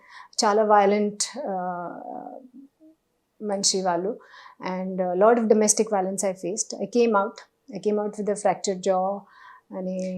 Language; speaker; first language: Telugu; non-native, learner; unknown